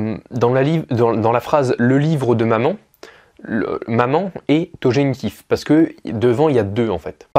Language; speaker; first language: French; native; French